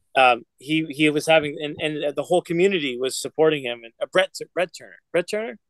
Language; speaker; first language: English; native; English